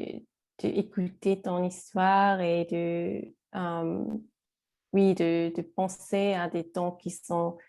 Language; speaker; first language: French; non-native, fluent; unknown